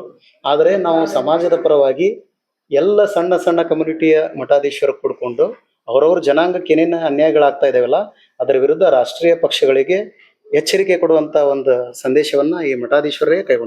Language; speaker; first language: Kannada; native; Kannada